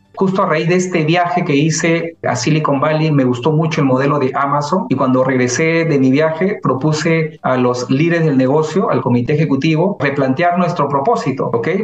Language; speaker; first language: Spanish; native; Spanish